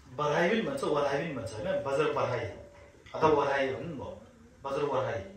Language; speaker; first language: Nepali; non-native, local second language; Sherpa